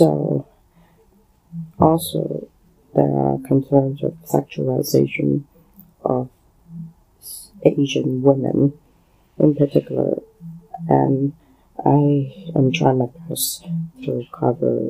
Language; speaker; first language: English; non-native, local second language; Cantonese